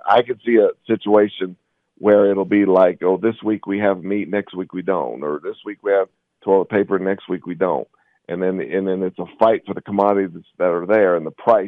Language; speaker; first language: English; native; English